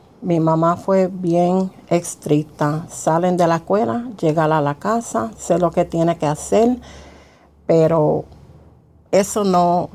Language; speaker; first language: Spanish; early bilingual, heritage; Spanish